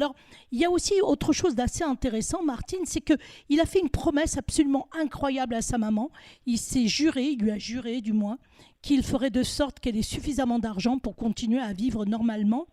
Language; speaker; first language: French; native; French